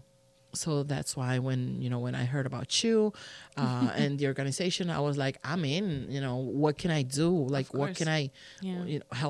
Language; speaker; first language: English; non-native, fluent; Spanish